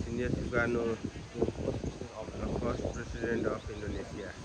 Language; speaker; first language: English; non-native, learner; Nepali